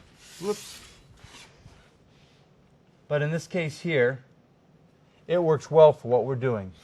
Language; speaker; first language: English; native; English